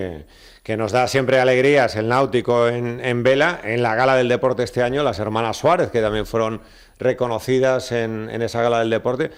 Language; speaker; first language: Spanish; native; Spanish